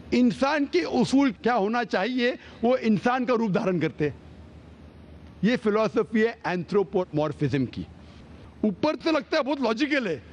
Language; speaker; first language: Hindi; non-native, local second language; Konkani